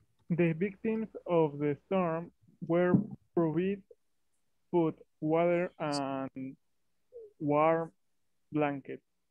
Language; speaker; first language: English; non-native, learner; Spanish